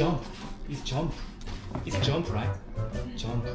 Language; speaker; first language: English; non-native, learner; Korean